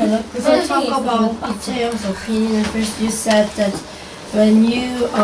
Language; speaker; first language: English; non-native, learner; Korean